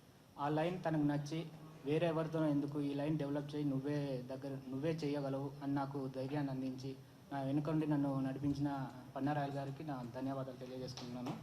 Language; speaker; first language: Telugu; native; Telugu